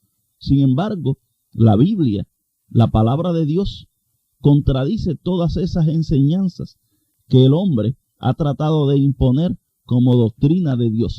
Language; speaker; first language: Spanish; native; Spanish